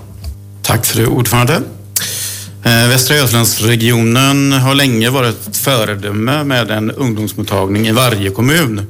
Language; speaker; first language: Swedish; native; Swedish